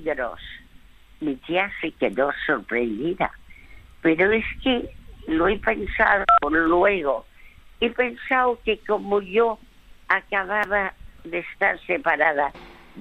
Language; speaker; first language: Spanish; early bilingual, other home language; French